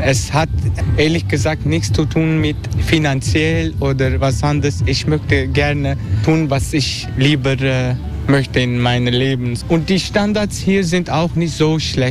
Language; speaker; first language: German; non-native, fluent; Turkish